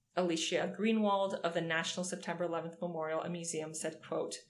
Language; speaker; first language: English; native; English